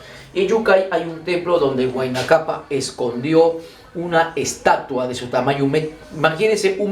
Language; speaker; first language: Spanish; native; Spanish